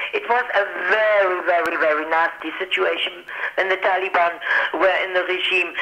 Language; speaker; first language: English; non-native, fluent; German